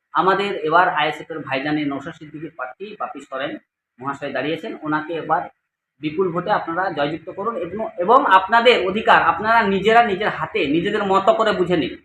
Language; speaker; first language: Bangla; native; Bangla